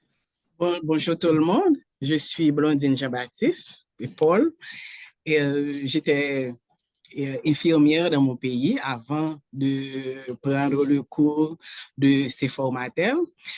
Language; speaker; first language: French; non-native, local second language; Haitian Creole